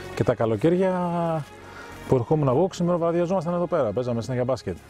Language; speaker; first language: Greek; native; Greek